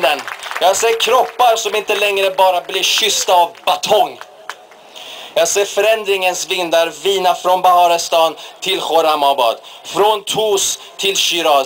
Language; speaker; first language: Swedish; early bilingual, other home language; Persian